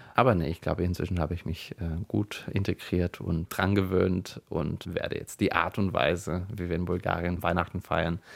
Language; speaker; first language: German; non-native, fluent; Bulgarian